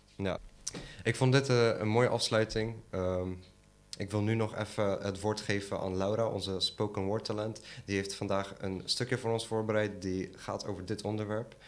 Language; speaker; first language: Dutch; early bilingual, other home language; Polish